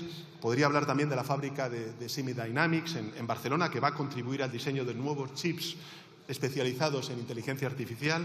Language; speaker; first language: Spanish; native; Spanish